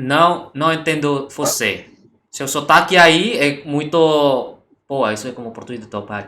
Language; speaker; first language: Portuguese; non-native, learner; Indonesian